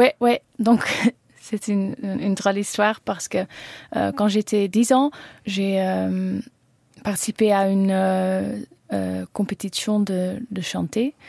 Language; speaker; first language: French; non-native, learner; Dutch